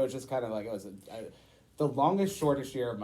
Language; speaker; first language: English; native; English